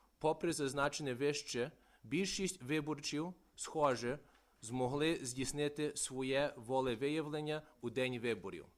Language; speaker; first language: Ukrainian; early bilingual, heritage; Ukrainian